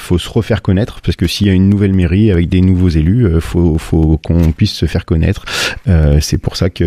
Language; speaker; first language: French; native; French